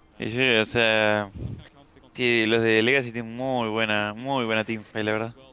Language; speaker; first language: Spanish; native; Spanish